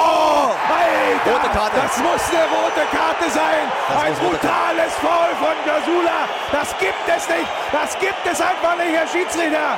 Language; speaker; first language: German; native; German